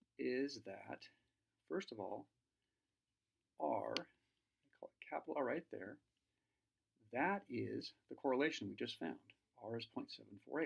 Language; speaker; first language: English; native; English